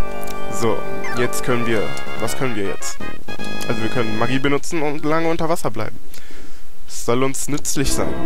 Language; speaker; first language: German; native; German